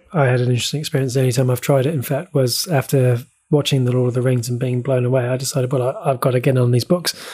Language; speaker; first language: English; native; English